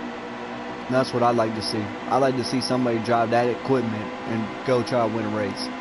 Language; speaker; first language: English; native; English